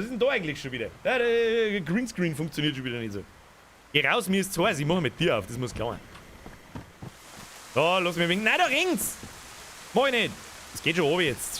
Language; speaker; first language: German; native; German